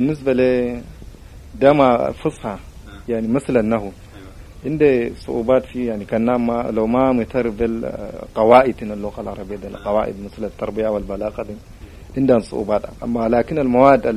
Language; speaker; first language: Arabic; native; Arabic